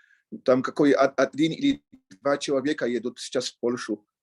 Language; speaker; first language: Russian; non-native, learner; Polish